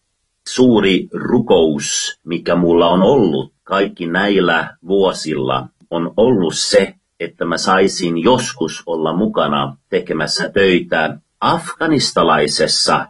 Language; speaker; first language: Finnish; non-native, fluent; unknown